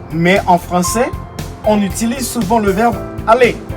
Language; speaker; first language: French; non-native, local second language; Haitian Creole